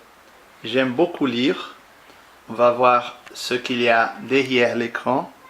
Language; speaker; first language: French; non-native, fluent; Portuguese